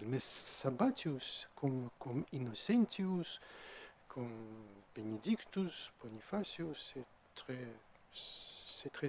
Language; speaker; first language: French; non-native, fluent; Russian